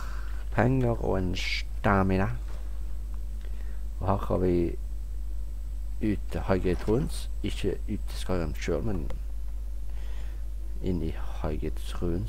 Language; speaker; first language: Norwegian; native; Norwegian